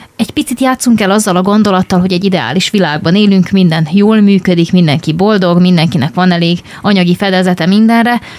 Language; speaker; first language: Hungarian; native; Hungarian